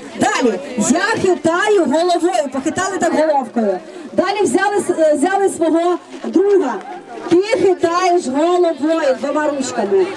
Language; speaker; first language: Ukrainian; native; Ukrainian